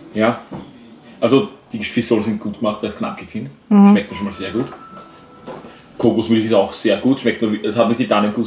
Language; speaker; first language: German; native; German